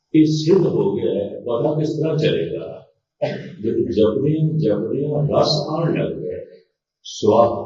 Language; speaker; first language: Urdu; non-native, local second language; Punjabi